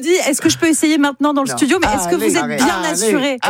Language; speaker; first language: French; native; French